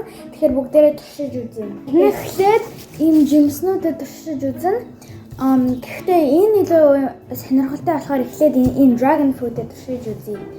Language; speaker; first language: Mongolian; early bilingual, heritage; Mongolian